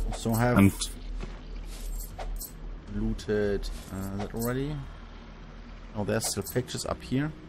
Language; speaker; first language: English; non-native, fluent; German